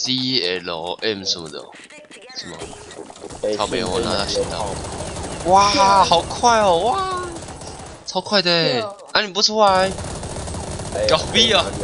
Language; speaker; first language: Chinese; native; Chinese